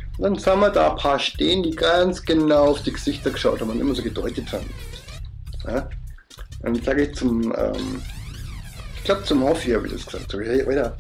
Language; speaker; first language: German; native; German